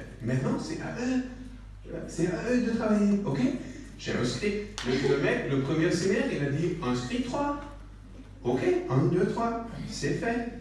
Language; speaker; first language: French; non-native, learner; English